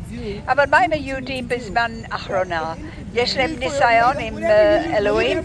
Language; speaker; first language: Hebrew; non-native, learner; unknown